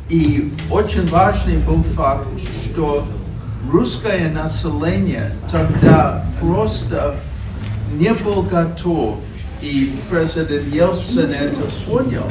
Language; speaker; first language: Russian; non-native, fluent; English